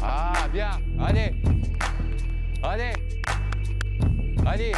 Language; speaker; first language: French; non-native, local second language; Arabic